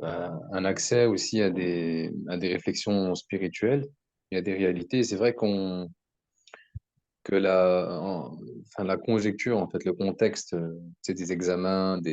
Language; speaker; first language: French; native; French